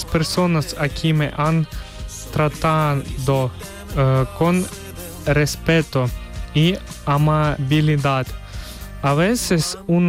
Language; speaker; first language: Spanish; non-native, learner; Ukrainian